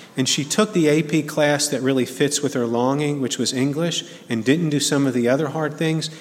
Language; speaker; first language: English; native; English